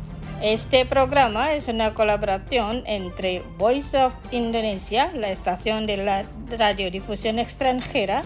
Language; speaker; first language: Spanish; non-native, fluent; Indonesian